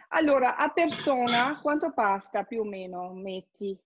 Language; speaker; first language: Italian; non-native, fluent; English